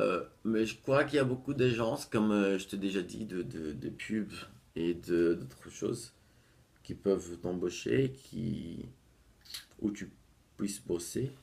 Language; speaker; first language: French; non-native, fluent; Portuguese